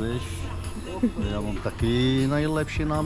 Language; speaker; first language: Polish; non-native, learner; Arabic